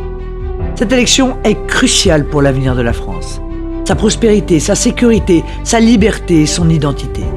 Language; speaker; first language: French; native; French